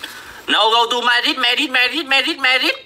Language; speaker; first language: English; non-native, learner; Vietnamese